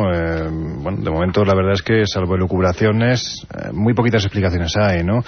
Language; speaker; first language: Spanish; native; Spanish